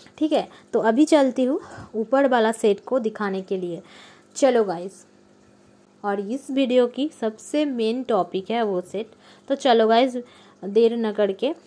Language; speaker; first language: Hindi; non-native, local second language; Bangla